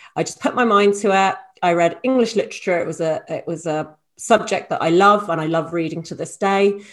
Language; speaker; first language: English; native; English